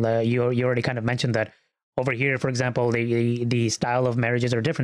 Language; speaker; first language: English; early bilingual, other home language; Urdu